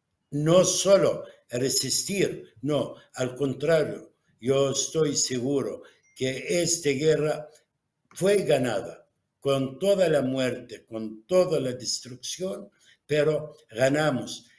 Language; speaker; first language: Spanish; non-native, fluent; Arabic